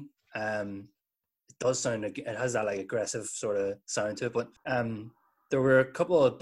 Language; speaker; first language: English; native; English